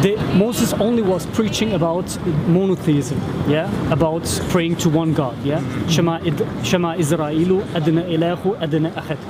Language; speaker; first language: English; non-native, fluent; German